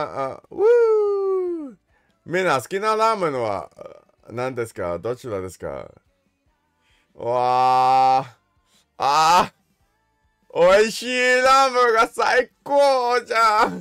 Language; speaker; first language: Japanese; non-native, learner; English